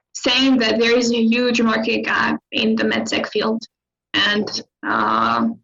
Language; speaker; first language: English; non-native, fluent; Arabic